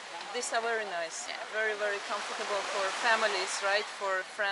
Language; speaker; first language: English; non-native, fluent; Russian